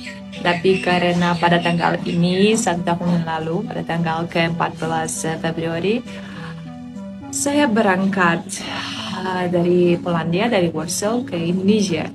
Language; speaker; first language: Indonesian; non-native, fluent; Polish